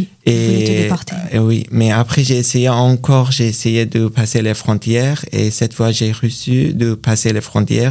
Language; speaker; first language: French; non-native, learner; Persian